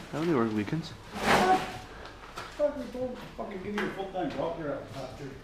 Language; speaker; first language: English; native; English